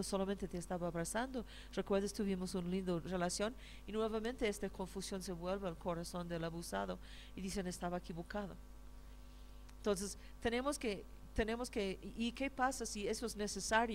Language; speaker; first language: Spanish; non-native, fluent; English